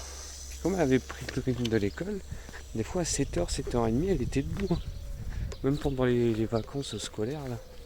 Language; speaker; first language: French; native; French